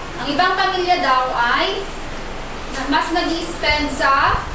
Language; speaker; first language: Filipino; native; Filipino